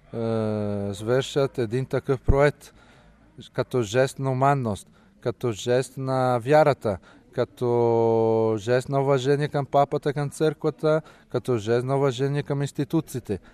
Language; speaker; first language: Bulgarian; non-native, fluent; Italian